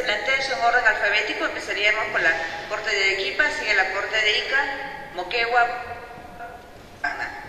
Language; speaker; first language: Spanish; native; Spanish